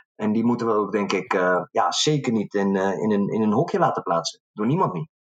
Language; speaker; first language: Dutch; early bilingual, other home language; Arabic